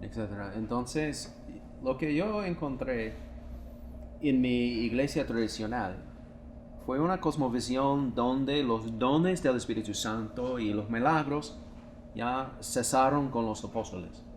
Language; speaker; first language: Spanish; non-native, fluent; English